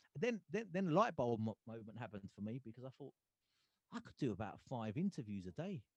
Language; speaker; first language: English; early bilingual, other home language; Punjabi